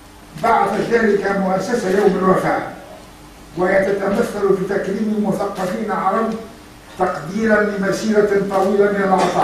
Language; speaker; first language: Arabic; native; Arabic